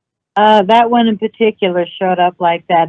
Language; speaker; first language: English; native; English